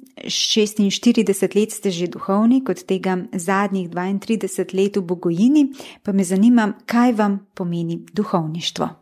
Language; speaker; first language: Slovenian; native; Slovenian